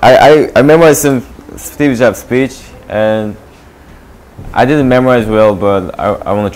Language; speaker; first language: English; non-native, learner; Korean